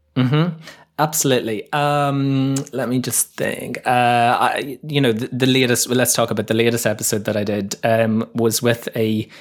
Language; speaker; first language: English; native; English